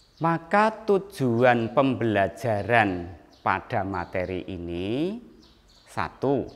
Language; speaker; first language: Indonesian; native; Indonesian